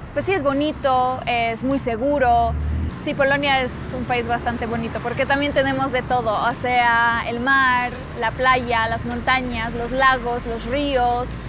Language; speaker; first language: Spanish; non-native, fluent; Polish